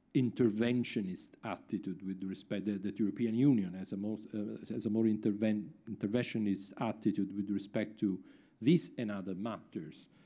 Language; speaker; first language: English; non-native, fluent; Italian